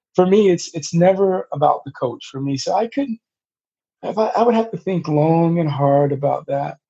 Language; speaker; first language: English; native; English